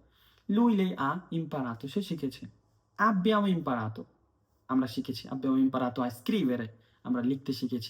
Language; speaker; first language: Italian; non-native, fluent; Bangla